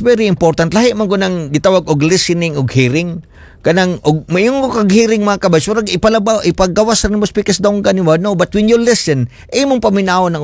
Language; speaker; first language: Filipino; non-native, local second language; Cebuano